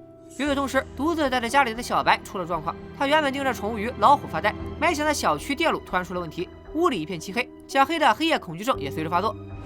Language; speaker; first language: Chinese; native; Chinese